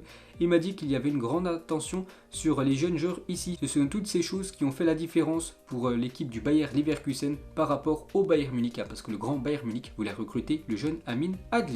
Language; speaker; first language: French; native; French